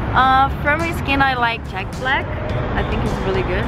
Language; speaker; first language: English; non-native, fluent; Portuguese